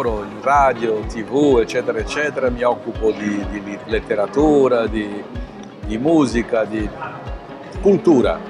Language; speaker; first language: Italian; non-native, fluent; Portuguese